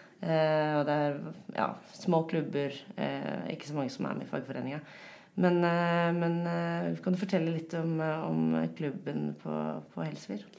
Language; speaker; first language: Norwegian; native; Norwegian